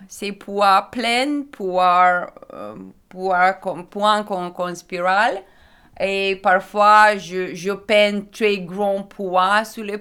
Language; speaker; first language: French; non-native, learner; Lithuanian